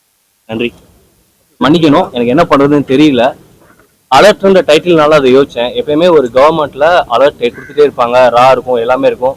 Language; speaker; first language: Tamil; native; Tamil